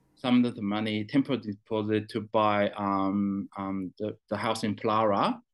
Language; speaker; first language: English; non-native, fluent; Chinese